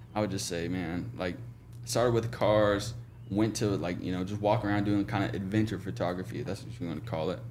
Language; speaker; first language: English; native; English